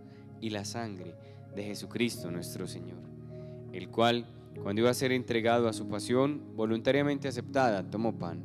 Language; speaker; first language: Spanish; native; Spanish